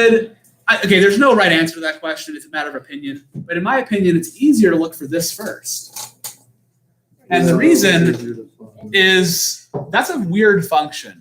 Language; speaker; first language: English; native; English